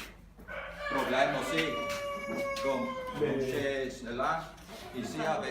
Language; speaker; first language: French; non-native, local second language; Dutch